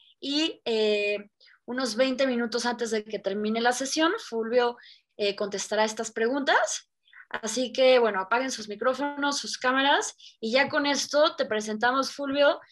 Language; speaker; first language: Spanish; native; Spanish